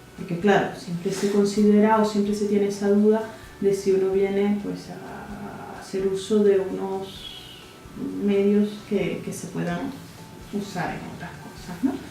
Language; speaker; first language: Spanish; native; Spanish